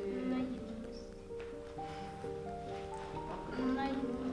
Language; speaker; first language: Ukrainian; non-native, local second language; Russian